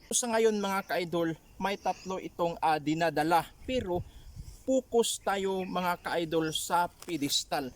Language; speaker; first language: Filipino; non-native, local second language; Waray